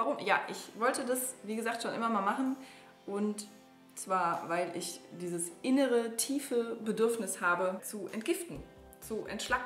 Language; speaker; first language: German; native; German